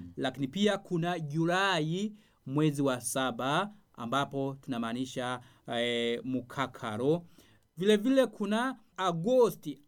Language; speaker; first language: Swahili; non-native, local second language; Rundi